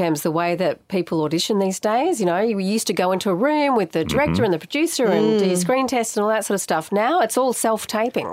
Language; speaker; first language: English; native; English